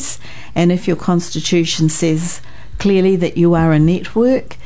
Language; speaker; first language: English; native; English